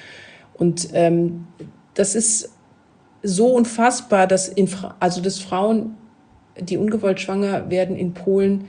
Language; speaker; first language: German; native; German